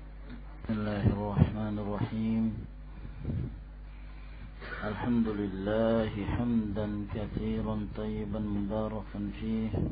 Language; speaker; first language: Arabic; non-native, fluent; Indonesian